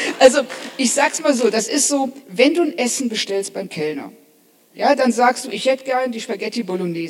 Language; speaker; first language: German; native; German